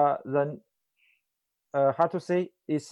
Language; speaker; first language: English; non-native, learner; Chinese